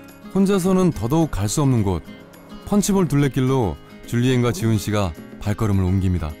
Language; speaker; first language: Korean; native; Korean